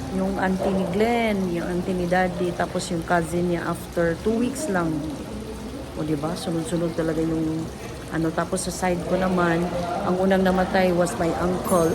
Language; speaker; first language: Filipino; non-native, local second language; Cebuano